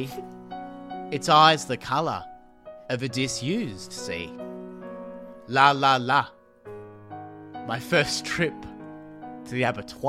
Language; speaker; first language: English; native; English